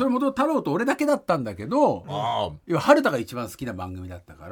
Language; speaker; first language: Japanese; native; Japanese